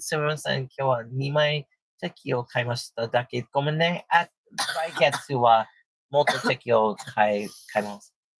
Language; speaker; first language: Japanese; non-native, learner; English